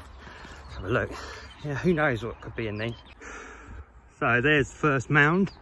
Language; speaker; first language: English; native; English